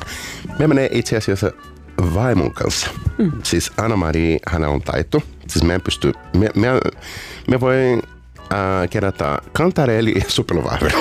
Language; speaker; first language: Finnish; non-native, fluent; Portuguese